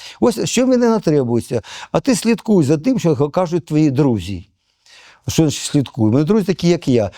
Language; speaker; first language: Ukrainian; non-native, local second language; Russian